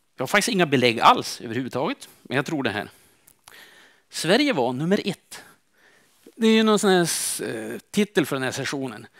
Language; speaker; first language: Swedish; native; Swedish